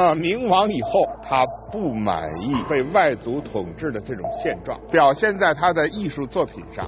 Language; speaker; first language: Chinese; native; Chinese